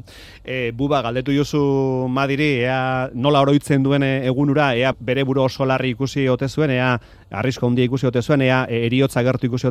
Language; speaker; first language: Basque; native; Basque